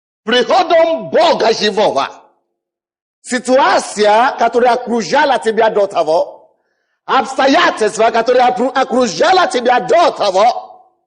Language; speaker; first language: Russian; non-native, fluent; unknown